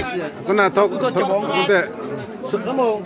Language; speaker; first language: Hindi; non-native, local second language; Rongmei Naga